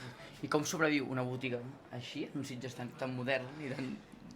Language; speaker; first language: Catalan; native; Catalan